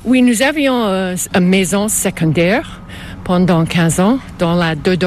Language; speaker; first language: French; non-native, fluent; English